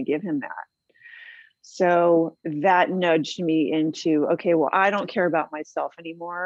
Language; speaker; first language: English; native; English